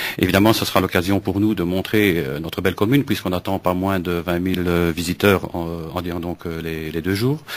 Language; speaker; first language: French; native; French